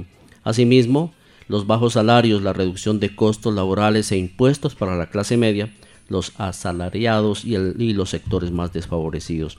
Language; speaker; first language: Spanish; native; Spanish